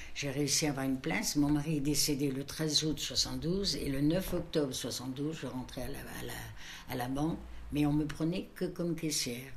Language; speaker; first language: French; native; French